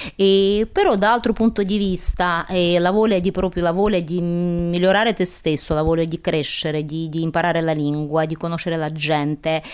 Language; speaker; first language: Italian; non-native, fluent; Ukrainian